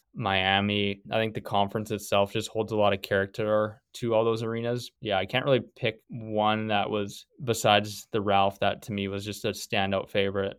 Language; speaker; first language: English; native; English